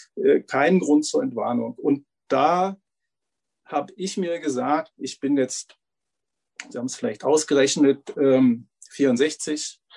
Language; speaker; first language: German; native; German